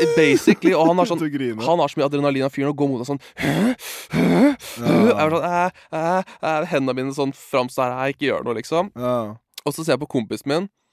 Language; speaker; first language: Norwegian; native; Norwegian